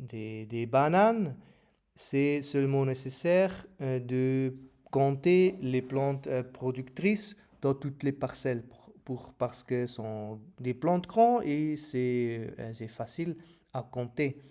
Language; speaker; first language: French; non-native, learner; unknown